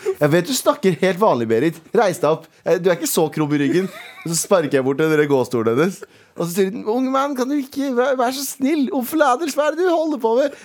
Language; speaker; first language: Norwegian; early bilingual, other home language; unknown